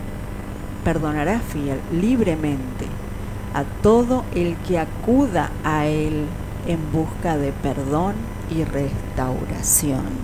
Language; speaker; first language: Spanish; native; Spanish